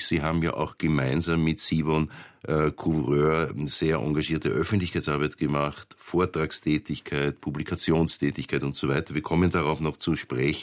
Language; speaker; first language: German; native; German